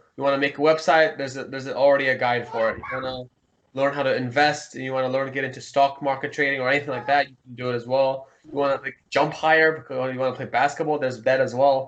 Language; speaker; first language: English; early bilingual, heritage; Mongolian